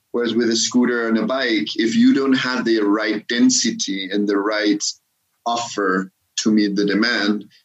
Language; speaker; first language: English; non-native, fluent; Danish